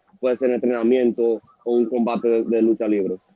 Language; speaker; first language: Spanish; early bilingual, heritage; Spanish